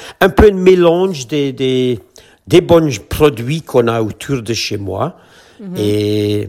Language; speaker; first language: French; non-native, fluent; English